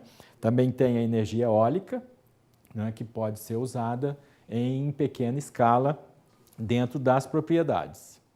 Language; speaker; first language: Portuguese; native; Portuguese